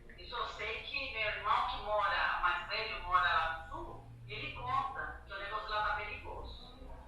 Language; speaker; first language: Portuguese; non-native, fluent; Spanish